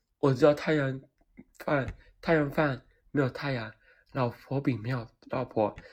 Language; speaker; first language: Chinese; non-native, local second language; Cantonese